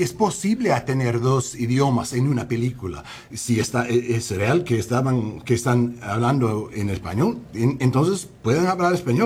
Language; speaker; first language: Spanish; early bilingual, heritage; English